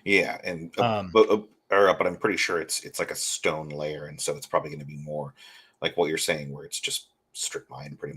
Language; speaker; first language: English; native; English